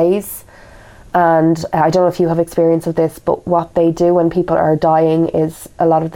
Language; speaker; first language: English; native; English